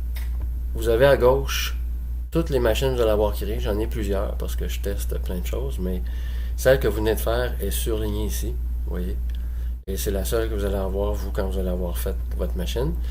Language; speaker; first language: French; native; French